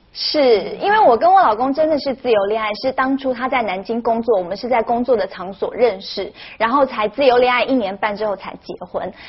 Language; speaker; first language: Chinese; native; Chinese